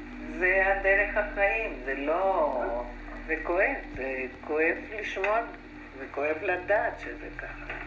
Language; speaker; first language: Hebrew; non-native, fluent; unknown